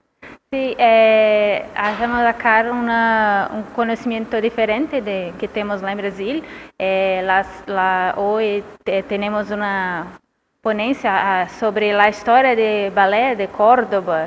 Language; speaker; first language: Spanish; non-native, learner; Portuguese